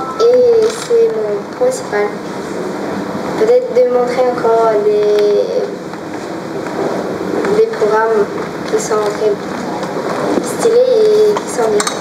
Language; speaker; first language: French; non-native, fluent; Russian